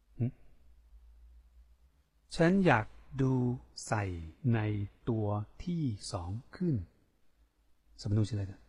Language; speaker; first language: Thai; non-native, fluent; Chinese